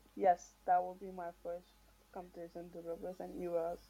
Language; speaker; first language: English; non-native, fluent; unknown